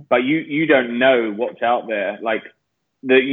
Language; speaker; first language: English; native; English